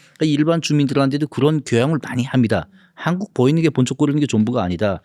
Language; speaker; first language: Korean; native; Korean